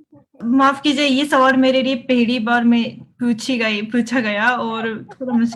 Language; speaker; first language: Hindi; non-native, fluent; Japanese